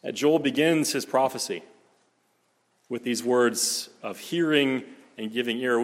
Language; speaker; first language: English; native; English